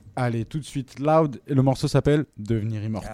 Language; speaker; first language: French; native; French